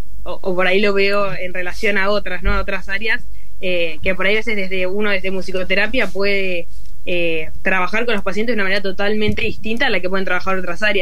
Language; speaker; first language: Spanish; native; Spanish